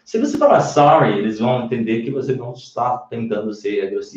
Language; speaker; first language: Portuguese; non-native, fluent; English